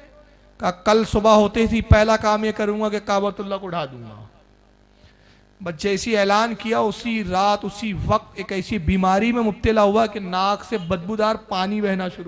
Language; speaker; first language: Urdu; native; Urdu